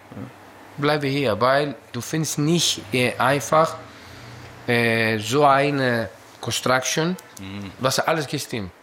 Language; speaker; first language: German; non-native, learner; Greek